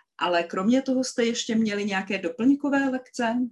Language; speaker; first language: Czech; non-native, learner; Ukrainian